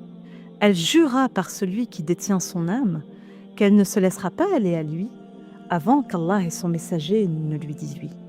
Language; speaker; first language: French; native; French